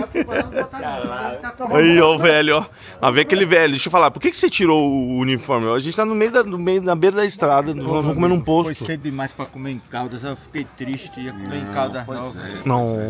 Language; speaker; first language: Portuguese; native; Portuguese